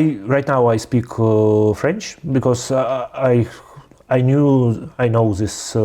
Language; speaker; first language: English; non-native, learner; Russian